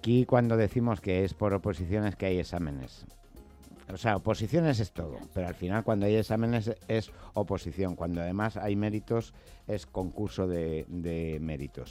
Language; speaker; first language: Spanish; native; Spanish